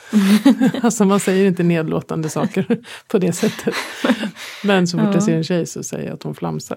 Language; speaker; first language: Swedish; native; Swedish